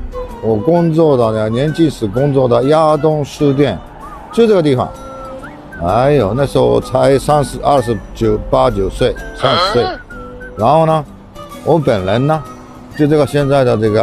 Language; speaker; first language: Chinese; non-native, fluent; Japanese